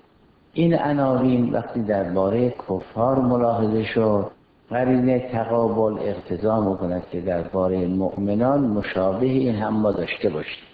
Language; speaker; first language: Persian; native; Persian